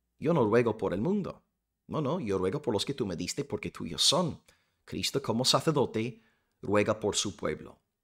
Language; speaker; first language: Spanish; non-native, fluent; English